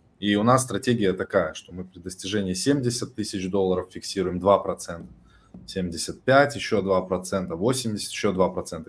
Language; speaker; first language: Russian; native; Russian